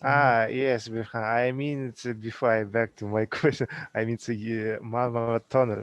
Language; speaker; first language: English; non-native, learner; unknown